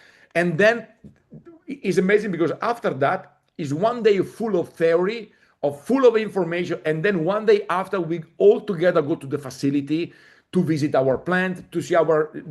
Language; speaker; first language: English; non-native, fluent; Italian